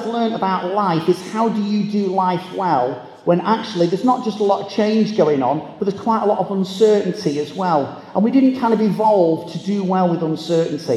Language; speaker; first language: English; native; English